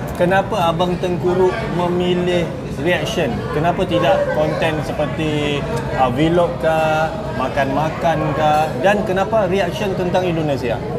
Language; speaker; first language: Malay; native; Malay